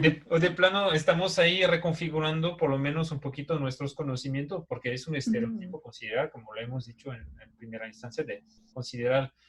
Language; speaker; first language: Spanish; native; Spanish